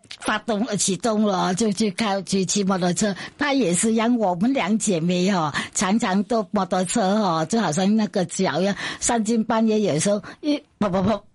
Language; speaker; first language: Chinese; non-native, fluent; Vietnamese